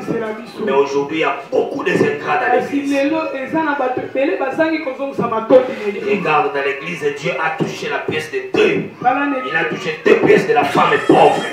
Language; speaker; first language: French; non-native, local second language; Lingala